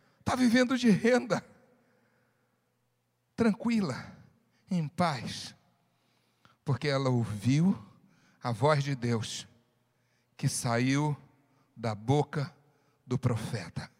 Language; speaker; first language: Portuguese; native; Portuguese